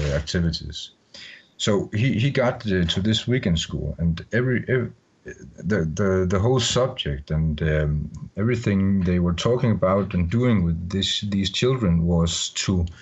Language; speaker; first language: English; non-native, fluent; Danish